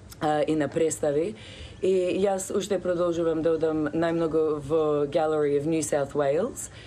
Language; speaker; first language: Macedonian; early bilingual, other home language; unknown